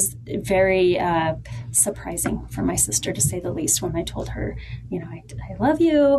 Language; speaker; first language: English; native; English